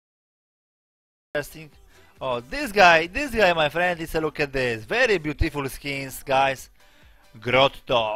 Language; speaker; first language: English; non-native, learner; Polish